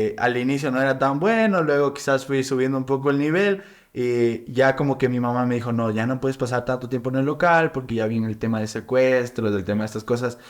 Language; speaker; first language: Spanish; native; Spanish